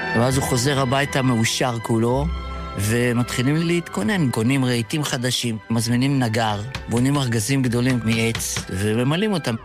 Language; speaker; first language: Hebrew; early bilingual, other home language; Yiddish